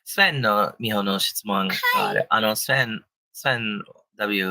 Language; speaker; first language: Japanese; non-native, learner; English